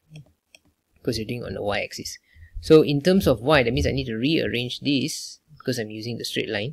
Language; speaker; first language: English; non-native, local second language; Malay